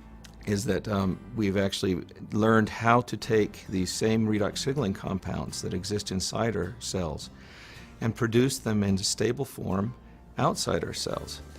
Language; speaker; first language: English; native; English